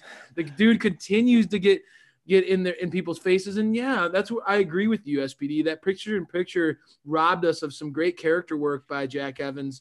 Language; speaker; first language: English; native; English